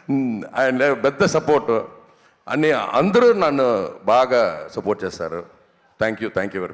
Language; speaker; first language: Telugu; non-native, learner; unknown